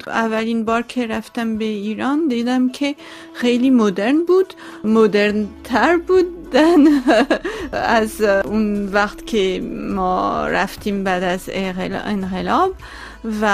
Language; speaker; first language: Persian; non-native, local second language; Armenian